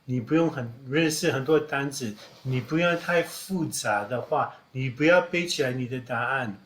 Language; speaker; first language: Chinese; non-native, fluent; English